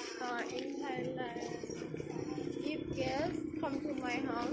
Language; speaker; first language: English; non-native, learner; Thai